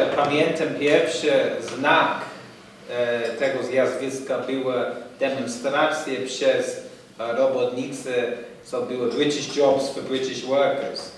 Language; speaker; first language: Polish; non-native, fluent; English